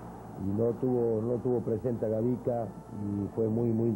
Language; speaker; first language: Spanish; native; Spanish